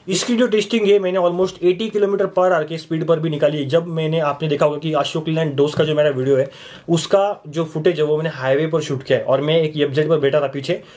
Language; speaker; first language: Hindi; non-native, local second language; Marathi